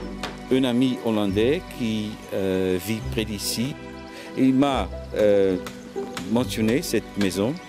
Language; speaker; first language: French; non-native, fluent; Dutch